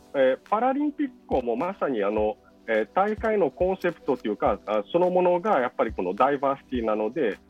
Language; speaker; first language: Japanese; non-native, fluent; Portuguese